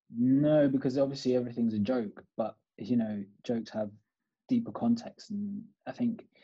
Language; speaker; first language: English; native; English